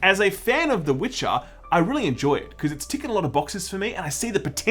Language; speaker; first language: English; native; English